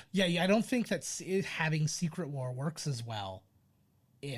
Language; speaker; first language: English; native; English